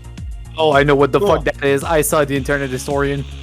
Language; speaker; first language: English; native; English